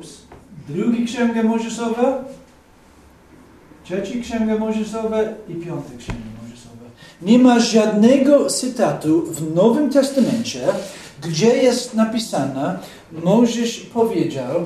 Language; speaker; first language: Polish; non-native, fluent; English